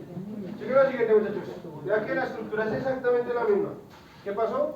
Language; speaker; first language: Spanish; native; Spanish